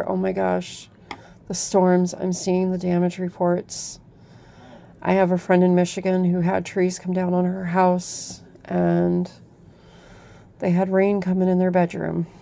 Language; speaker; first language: English; native; English